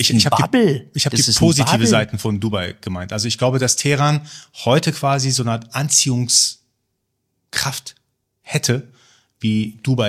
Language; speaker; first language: German; early bilingual, other home language; Persian